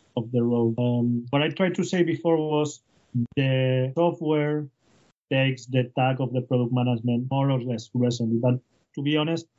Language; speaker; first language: English; non-native, fluent; Spanish